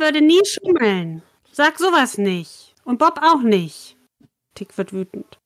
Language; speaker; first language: German; native; German